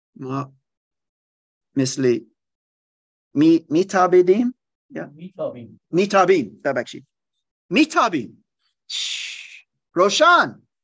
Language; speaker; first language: Persian; non-native, learner; German